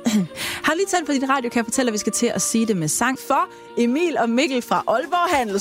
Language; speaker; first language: Danish; native; Danish